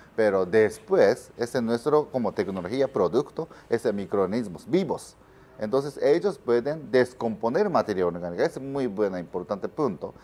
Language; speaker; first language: Spanish; non-native, learner; Japanese